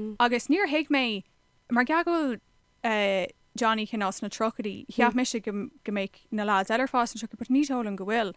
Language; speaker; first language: Irish; non-native, local second language; English